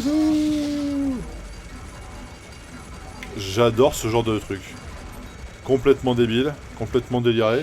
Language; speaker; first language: French; native; French